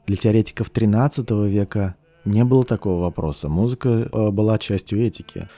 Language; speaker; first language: Russian; native; Russian